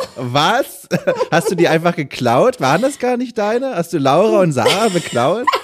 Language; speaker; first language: German; native; German